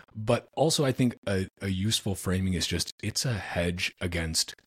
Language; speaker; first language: English; native; English